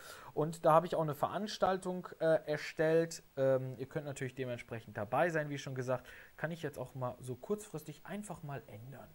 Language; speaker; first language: German; native; German